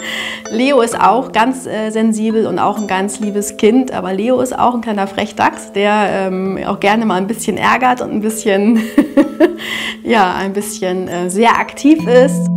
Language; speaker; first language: German; native; German